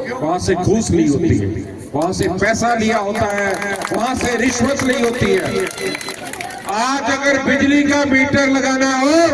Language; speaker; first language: Urdu; non-native, local second language; Punjabi